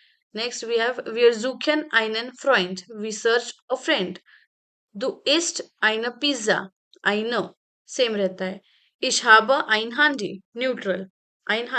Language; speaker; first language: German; non-native, fluent; Hindi